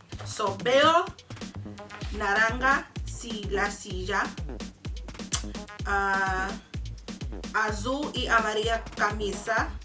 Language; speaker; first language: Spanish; non-native, learner; English